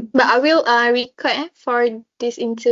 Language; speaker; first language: English; non-native, local second language; Malay